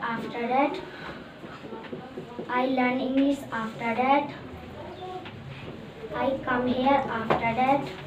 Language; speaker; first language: English; non-native, learner; Hindi